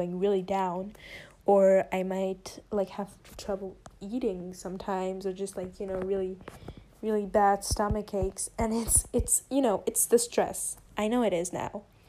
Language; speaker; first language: English; non-native, fluent; French